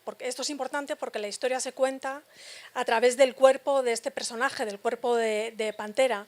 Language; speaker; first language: Spanish; native; Spanish